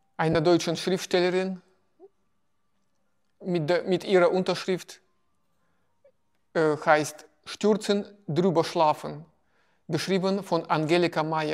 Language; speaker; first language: German; non-native, fluent; Russian